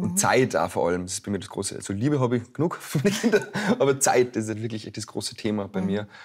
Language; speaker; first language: German; native; German